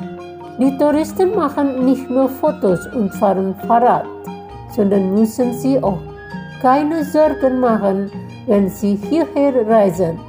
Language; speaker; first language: German; non-native, fluent; Indonesian